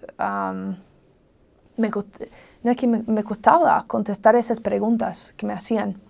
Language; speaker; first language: Spanish; non-native, fluent; English